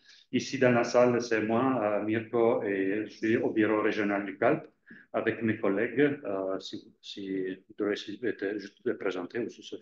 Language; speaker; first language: French; non-native, fluent; Italian